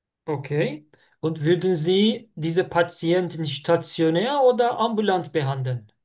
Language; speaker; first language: German; non-native, fluent; Turkish